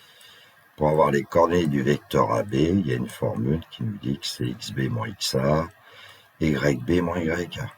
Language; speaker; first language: French; native; French